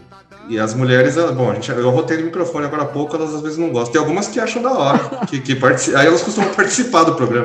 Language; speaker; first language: Portuguese; native; Portuguese